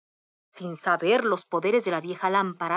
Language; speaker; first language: Spanish; native; Spanish